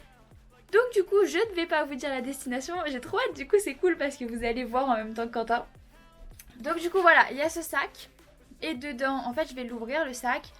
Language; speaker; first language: French; native; French